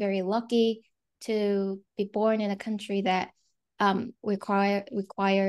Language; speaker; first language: English; non-native, fluent; Korean